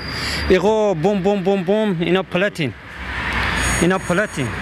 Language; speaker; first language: Greek; non-native, learner; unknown